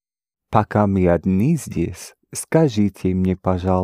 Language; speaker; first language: Russian; non-native, learner; English